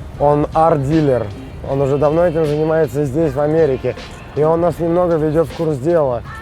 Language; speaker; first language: Russian; native; Russian